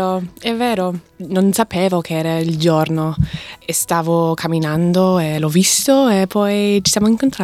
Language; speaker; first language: Italian; non-native, fluent; English